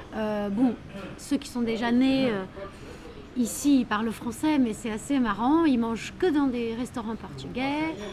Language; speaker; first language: French; non-native, fluent; Portuguese